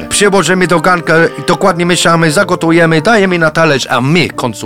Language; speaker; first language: Polish; non-native, fluent; English